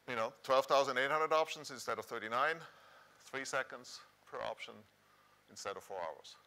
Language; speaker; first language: English; non-native, fluent; Swiss German